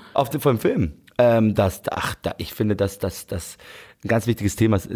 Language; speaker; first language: German; native; German